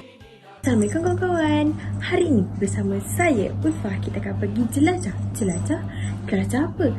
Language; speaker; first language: Malay; native; Malay